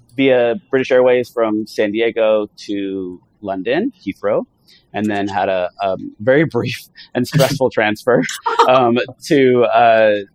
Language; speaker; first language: English; early bilingual, other home language; Italian